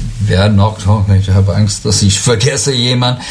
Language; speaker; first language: German; non-native, learner; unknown